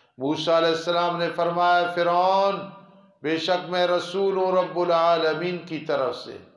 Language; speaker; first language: Urdu; non-native, local second language; Punjabi